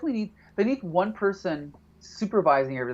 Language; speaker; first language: English; native; English